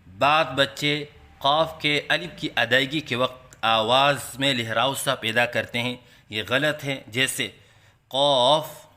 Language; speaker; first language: Urdu; native; Urdu